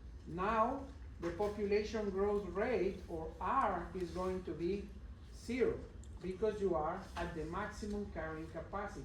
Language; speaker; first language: English; non-native, fluent; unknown